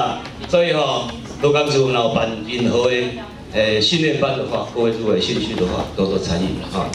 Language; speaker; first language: Chinese; native; Chinese